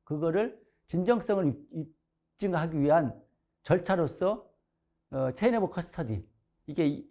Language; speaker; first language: Korean; native; Korean